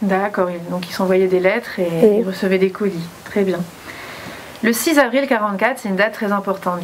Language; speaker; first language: French; native; French